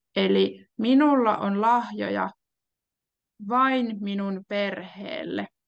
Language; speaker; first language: Finnish; native; Finnish